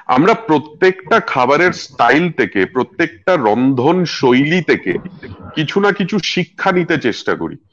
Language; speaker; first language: Bangla; native; Bangla